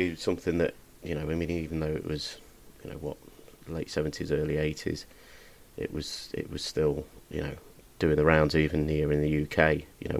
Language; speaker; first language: English; native; English